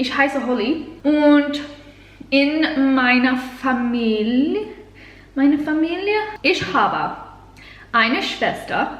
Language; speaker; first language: German; non-native, learner; English